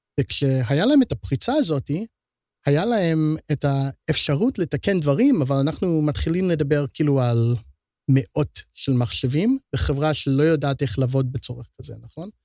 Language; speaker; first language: Hebrew; early bilingual, heritage; Hebrew